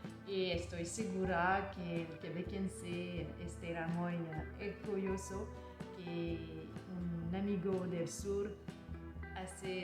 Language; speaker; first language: Spanish; non-native, learner; French